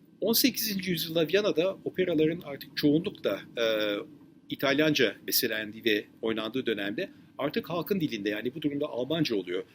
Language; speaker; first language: Turkish; native; Turkish